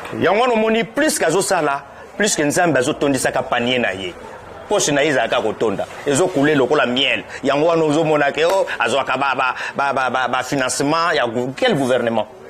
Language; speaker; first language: Lingala; native; Lingala